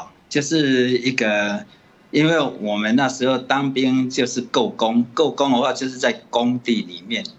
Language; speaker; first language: Chinese; native; Chinese